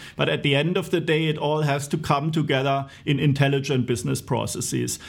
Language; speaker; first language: English; non-native, fluent; German